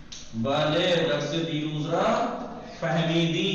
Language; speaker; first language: Persian; non-native, fluent; Urdu